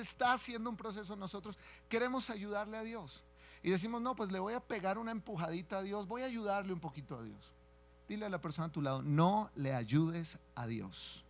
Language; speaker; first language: Spanish; native; Spanish